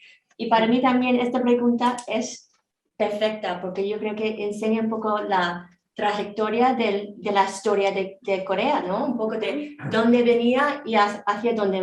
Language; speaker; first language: Spanish; non-native, fluent; Korean